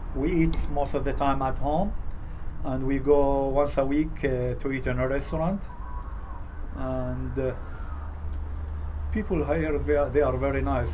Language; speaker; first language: English; non-native, fluent; Arabic